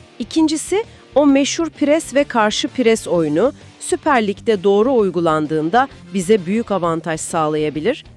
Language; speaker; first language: Turkish; native; Turkish